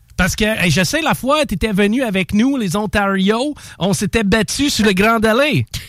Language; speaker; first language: French; non-native, local second language; English